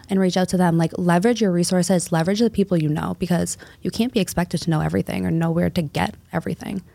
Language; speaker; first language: English; native; English